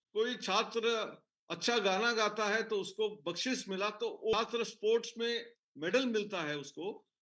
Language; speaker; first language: Hindi; non-native, local second language; Marathi